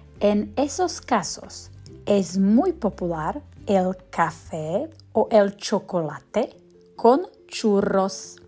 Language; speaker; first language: Spanish; non-native, fluent; Slovak